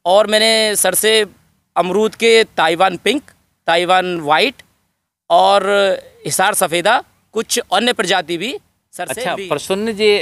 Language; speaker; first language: Hindi; native; Hindi